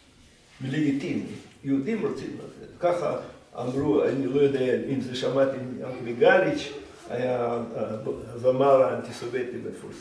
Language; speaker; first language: Hebrew; non-native, fluent; Russian